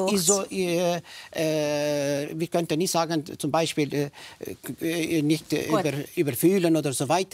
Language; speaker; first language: German; non-native, fluent; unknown